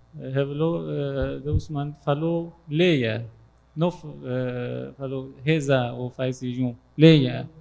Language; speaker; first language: Portuguese; non-native, learner; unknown